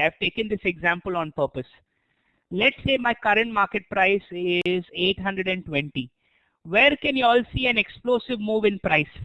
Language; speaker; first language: English; non-native, local second language; Hindi